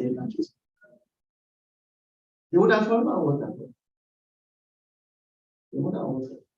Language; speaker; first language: Spanish; non-native, fluent; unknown